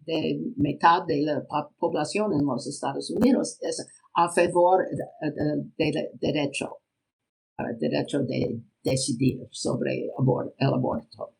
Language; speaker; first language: Spanish; non-native, learner; English